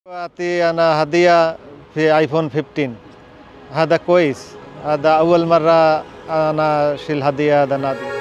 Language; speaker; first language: Arabic; non-native, learner; Urdu